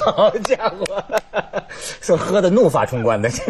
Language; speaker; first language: Chinese; native; Chinese